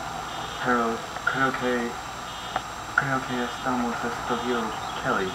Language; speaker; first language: Spanish; non-native, learner; English